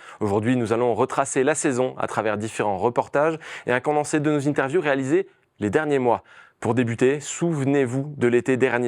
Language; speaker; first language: French; native; French